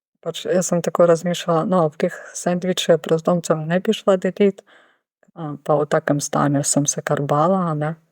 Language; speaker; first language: Slovenian; non-native, fluent; Ukrainian